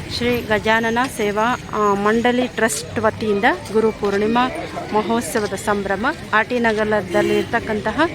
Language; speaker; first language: Kannada; native; Kannada